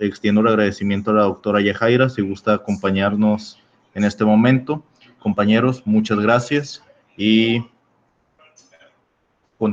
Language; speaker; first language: Spanish; native; Spanish